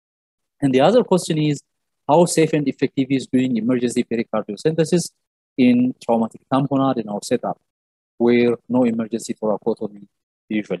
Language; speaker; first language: English; non-native, local second language; Amharic